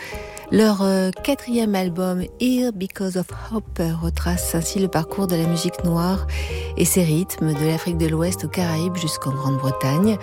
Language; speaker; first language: French; native; French